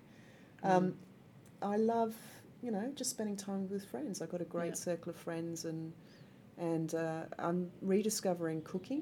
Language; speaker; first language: English; native; English